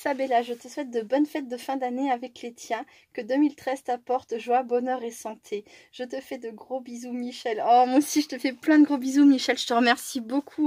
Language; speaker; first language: French; native; French